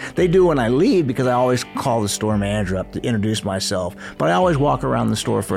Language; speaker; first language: English; native; English